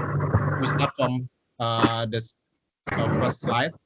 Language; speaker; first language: English; non-native, local second language; Indonesian